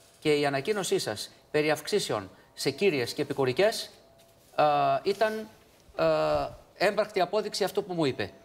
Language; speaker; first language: Greek; native; Greek